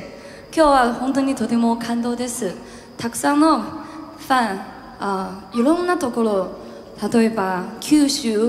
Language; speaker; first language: Japanese; non-native, learner; Chinese